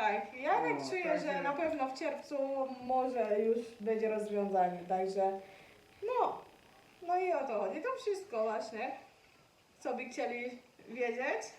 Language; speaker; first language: Polish; non-native, learner; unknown